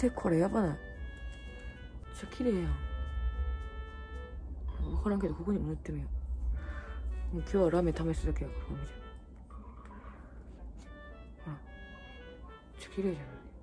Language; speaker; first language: Japanese; native; Japanese